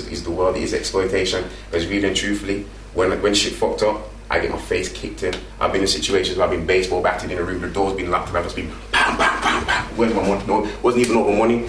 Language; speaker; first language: English; native; English